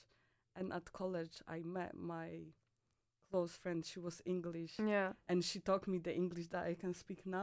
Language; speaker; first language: English; non-native, fluent; Polish